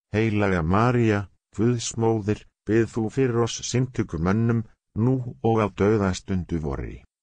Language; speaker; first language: Icelandic; non-native, learner; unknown